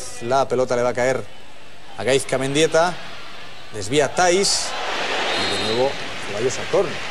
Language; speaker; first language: Spanish; native; Spanish